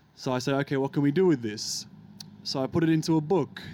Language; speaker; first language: English; early bilingual, other home language; Arabic